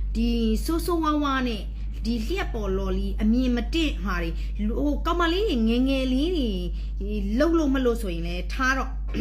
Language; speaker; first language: Burmese; native; Burmese